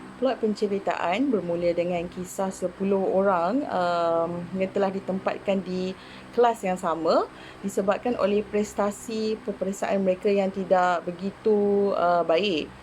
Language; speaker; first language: Malay; native; Malay